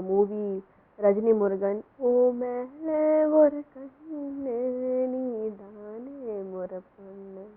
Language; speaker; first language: Tamil; non-native, local second language; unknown